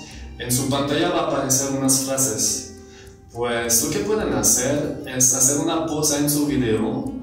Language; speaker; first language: Spanish; non-native, fluent; French